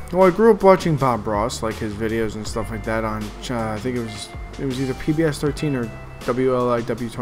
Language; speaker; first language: English; native; English